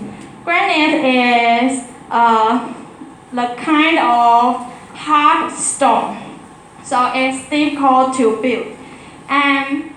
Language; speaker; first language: English; non-native, learner; Chinese